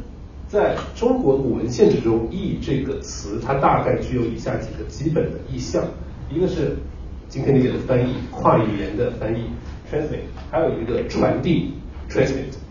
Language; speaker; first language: Chinese; native; Chinese